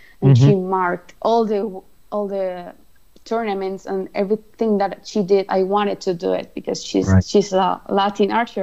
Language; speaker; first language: English; non-native, fluent; Spanish